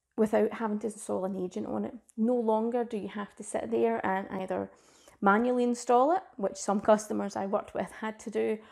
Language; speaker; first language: English; native; English